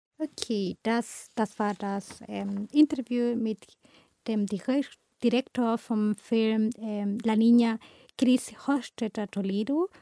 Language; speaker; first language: German; non-native, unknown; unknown